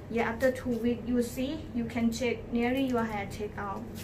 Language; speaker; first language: English; non-native, learner; Thai